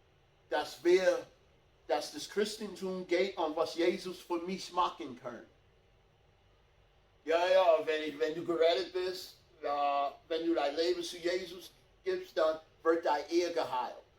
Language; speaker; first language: German; non-native, fluent; English